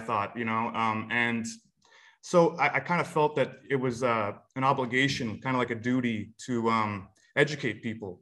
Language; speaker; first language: English; native; English